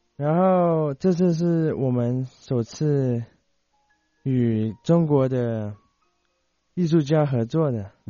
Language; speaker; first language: Chinese; early bilingual, heritage; Chinese